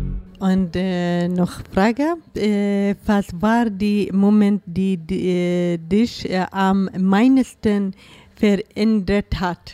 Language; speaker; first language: German; non-native, learner; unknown